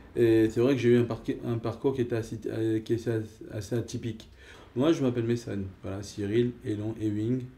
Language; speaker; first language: French; early bilingual, other home language; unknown